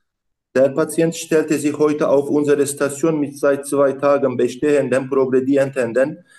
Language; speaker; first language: German; non-native, learner; Turkish